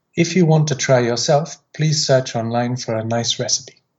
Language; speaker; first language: English; native; English